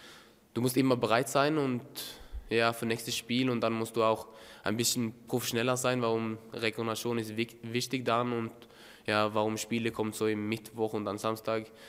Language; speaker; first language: German; non-native, learner; Norwegian